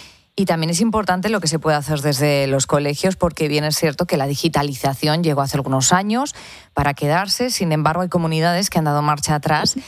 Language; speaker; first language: Spanish; native; Spanish